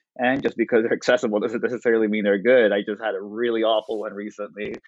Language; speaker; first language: English; early bilingual, other home language; Spanish